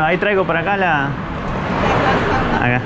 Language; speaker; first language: Spanish; native; Spanish